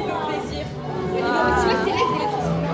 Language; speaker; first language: French; native; French